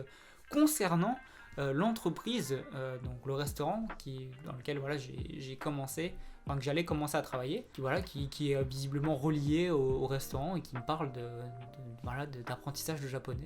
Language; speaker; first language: French; native; French